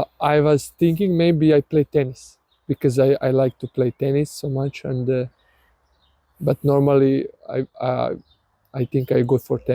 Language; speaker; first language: English; non-native, learner; Serbian